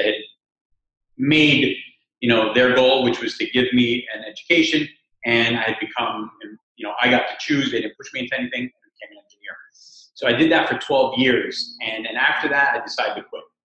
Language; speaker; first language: English; native; English